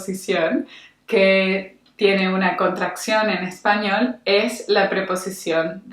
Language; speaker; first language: Spanish; native; Spanish